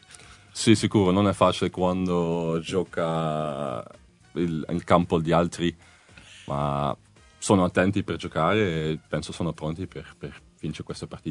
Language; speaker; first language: Italian; non-native, learner; Dutch